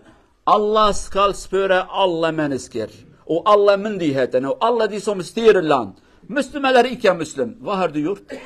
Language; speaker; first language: Norwegian; non-native, learner; Kurdish